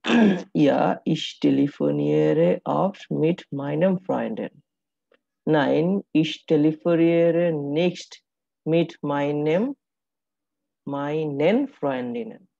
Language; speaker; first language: German; non-native, learner; Bangla